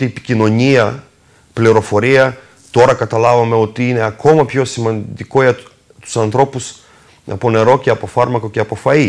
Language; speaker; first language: Greek; non-native, fluent; Russian